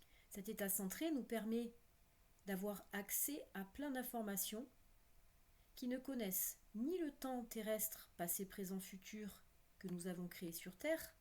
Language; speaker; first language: French; native; French